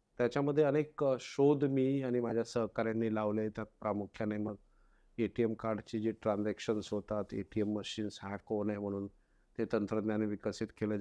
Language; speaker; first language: Marathi; native; Marathi